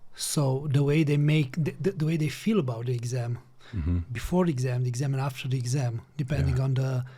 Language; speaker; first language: English; non-native, fluent; Romanian